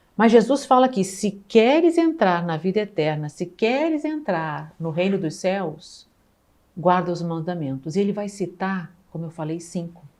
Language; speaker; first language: Portuguese; native; Portuguese